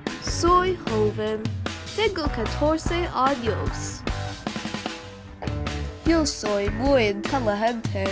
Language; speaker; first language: Spanish; non-native, learner; English